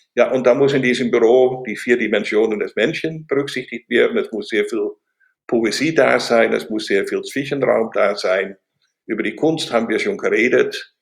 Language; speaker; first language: German; non-native, fluent; Dutch